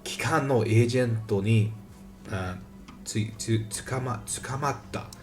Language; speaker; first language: Japanese; non-native, learner; English